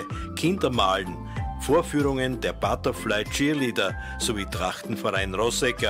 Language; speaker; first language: German; native; German